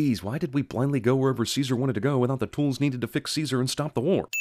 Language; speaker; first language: English; native; English